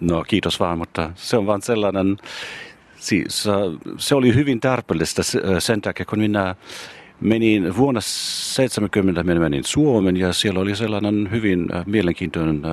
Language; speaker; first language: Finnish; non-native, fluent; German